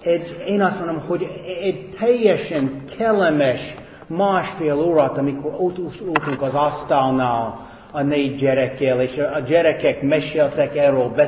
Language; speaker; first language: Hungarian; non-native, fluent; English